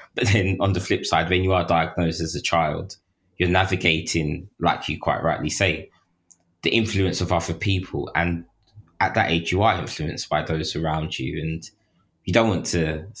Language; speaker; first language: English; native; English